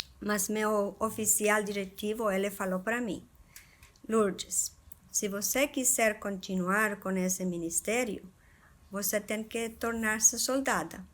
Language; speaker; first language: Portuguese; non-native, fluent; Spanish